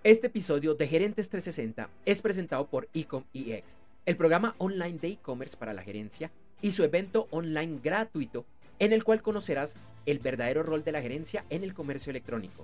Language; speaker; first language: Spanish; native; Spanish